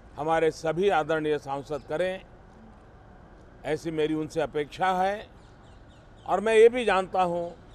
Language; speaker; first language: Hindi; non-native, local second language; Gujarati